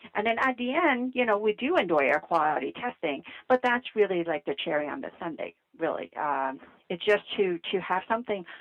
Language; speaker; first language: English; non-native, fluent; Vietnamese